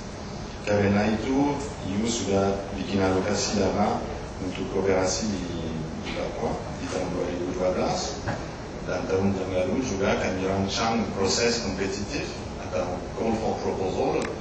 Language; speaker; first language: Indonesian; non-native, learner; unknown